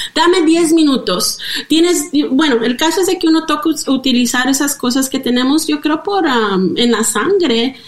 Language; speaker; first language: Spanish; early bilingual, heritage; Spanish